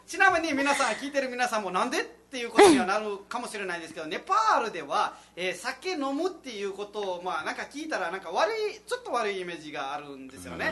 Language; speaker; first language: Japanese; non-native, fluent; Nepali